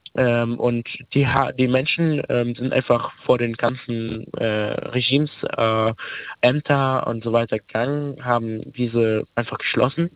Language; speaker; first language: German; early bilingual, other home language; Arabic